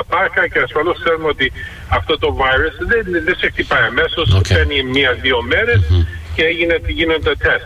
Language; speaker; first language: Greek; early bilingual, heritage; Greek